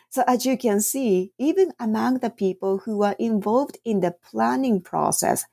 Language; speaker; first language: English; non-native, fluent; Japanese